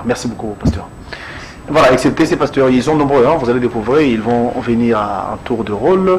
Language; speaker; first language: French; non-native, local second language; Lingala